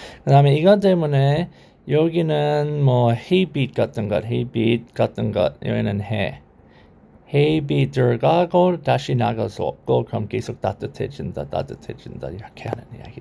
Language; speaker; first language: Korean; non-native, learner; English